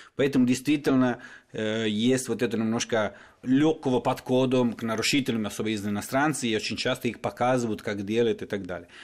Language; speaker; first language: Russian; non-native, fluent; Italian